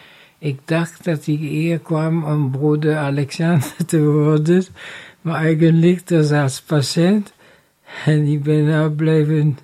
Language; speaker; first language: Dutch; non-native, fluent; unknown